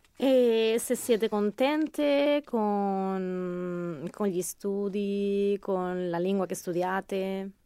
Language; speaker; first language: Italian; non-native, fluent; Spanish